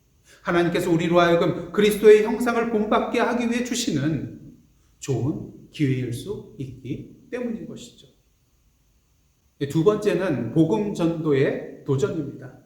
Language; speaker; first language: Korean; native; Korean